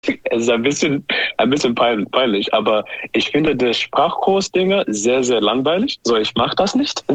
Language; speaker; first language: German; non-native, learner; English